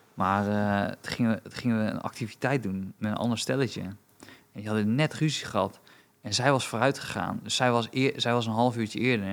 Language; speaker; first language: Dutch; early bilingual, other home language; Romanian